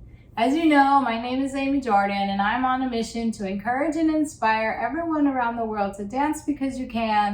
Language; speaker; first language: English; native; English